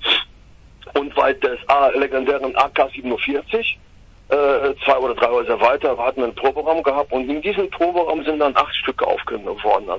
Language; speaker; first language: German; native; German